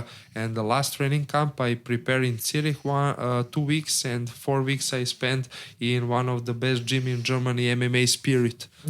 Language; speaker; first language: English; non-native, learner; Serbian